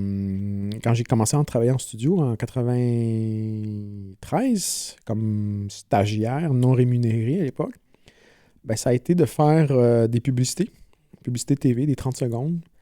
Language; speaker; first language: French; native; French